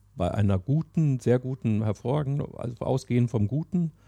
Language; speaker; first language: German; non-native, fluent; English